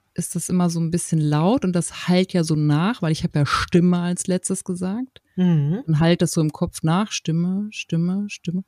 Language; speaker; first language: German; native; German